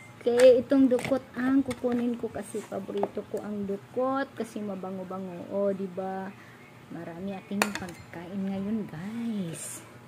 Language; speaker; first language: Filipino; non-native, local second language; Cebuano